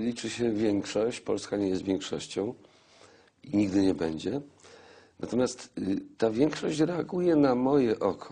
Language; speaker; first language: Polish; native; Polish